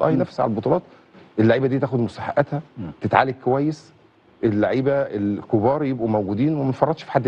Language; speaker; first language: Arabic; native; Arabic